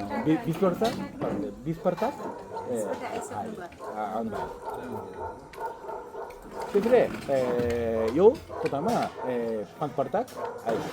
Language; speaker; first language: Nepali; non-native, learner; Japanese